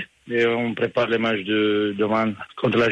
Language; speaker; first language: French; non-native, fluent; Romanian